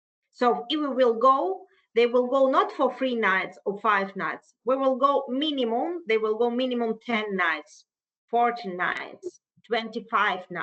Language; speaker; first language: English; non-native, fluent; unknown